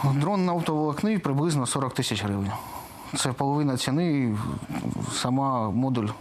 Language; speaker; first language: Ukrainian; native; Ukrainian